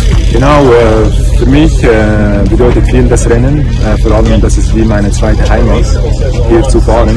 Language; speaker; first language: German; non-native, fluent; Arabic